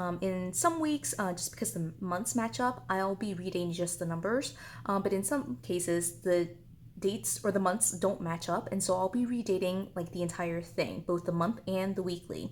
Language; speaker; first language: English; native; English